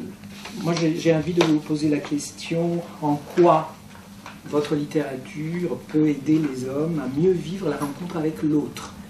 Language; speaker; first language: French; native; French